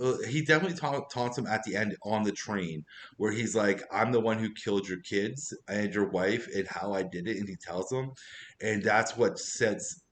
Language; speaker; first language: English; native; English